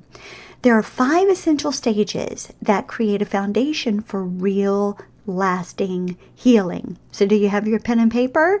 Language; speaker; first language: English; native; English